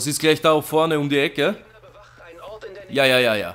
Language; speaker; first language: German; native; German